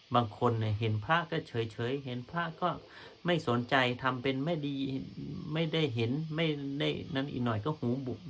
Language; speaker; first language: Thai; native; Thai